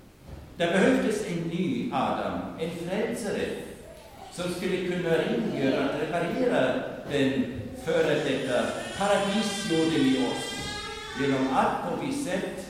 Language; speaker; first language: Swedish; non-native, fluent; German